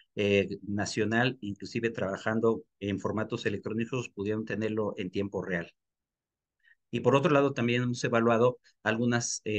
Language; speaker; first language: Spanish; native; Spanish